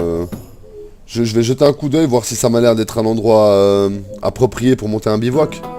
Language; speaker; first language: French; native; French